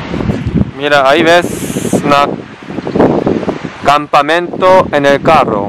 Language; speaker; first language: Spanish; non-native, learner; Korean